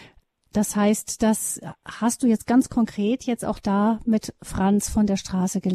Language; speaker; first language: German; native; German